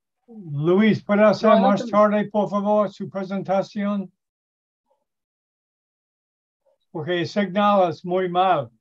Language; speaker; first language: Spanish; non-native, learner; English